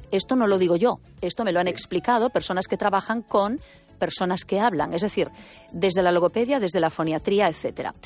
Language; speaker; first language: Spanish; native; Spanish